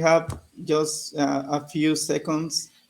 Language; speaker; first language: English; non-native, learner; Spanish